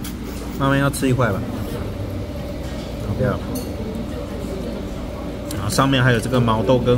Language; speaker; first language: Chinese; native; Chinese